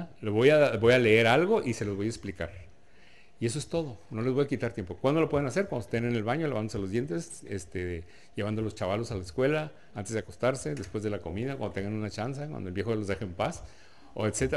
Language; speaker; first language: Spanish; native; Spanish